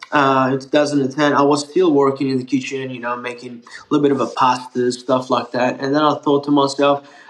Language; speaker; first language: English; non-native, fluent; Turkish